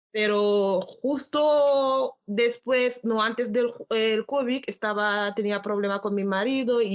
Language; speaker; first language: Spanish; non-native, learner; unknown